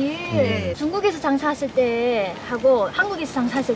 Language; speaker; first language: Korean; native; Korean